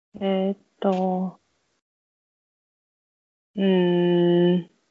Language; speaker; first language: Japanese; non-native, learner; Chinese